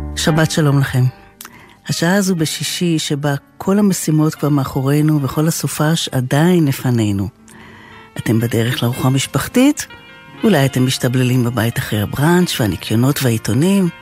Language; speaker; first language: Hebrew; native; Hebrew